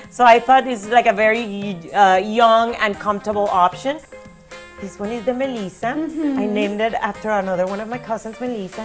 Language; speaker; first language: English; non-native, fluent; Spanish